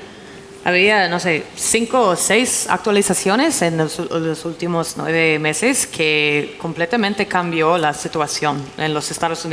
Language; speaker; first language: Spanish; non-native, fluent; English